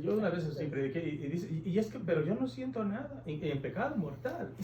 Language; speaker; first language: Spanish; native; Spanish